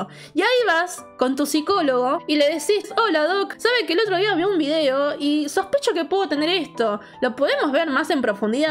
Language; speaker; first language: Spanish; native; Spanish